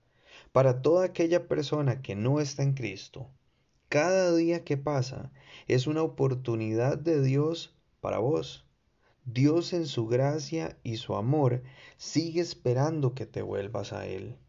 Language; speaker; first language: Spanish; native; Spanish